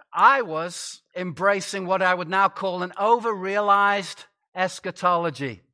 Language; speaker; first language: English; native; English